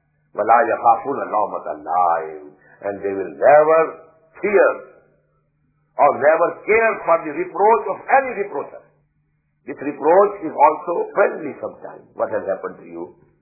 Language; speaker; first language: English; non-native, local second language; Urdu